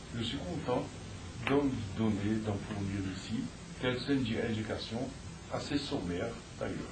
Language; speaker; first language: French; non-native, fluent; Portuguese